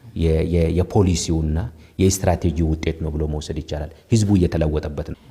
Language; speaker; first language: Amharic; non-native, local second language; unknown